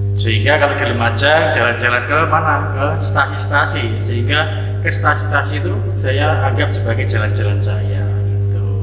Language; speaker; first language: Indonesian; non-native, local second language; Javanese